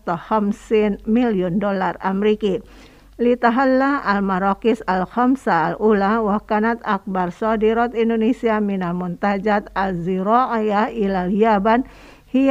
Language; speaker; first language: Arabic; non-native, fluent; Indonesian